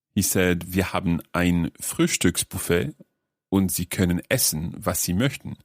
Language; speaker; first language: German; non-native, learner; English